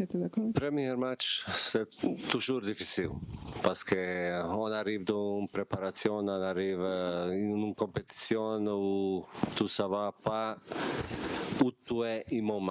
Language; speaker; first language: French; non-native, learner; Bosnian